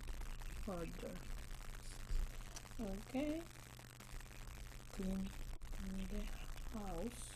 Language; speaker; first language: English; non-native, learner; Spanish